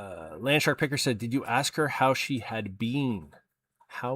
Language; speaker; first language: English; native; English